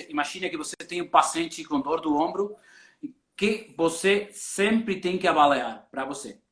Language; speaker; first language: Portuguese; non-native, learner; Spanish